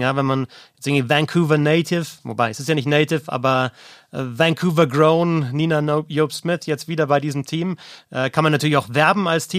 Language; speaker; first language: German; native; German